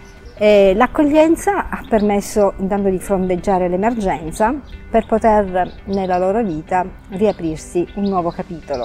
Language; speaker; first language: Italian; native; Italian